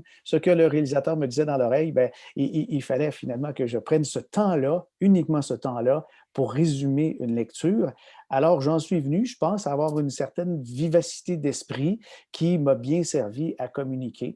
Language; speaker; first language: French; native; French